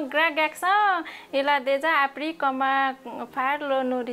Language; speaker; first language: French; non-native, learner; Nepali